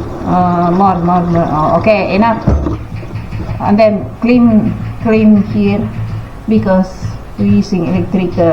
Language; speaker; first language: English; non-native, local second language; Filipino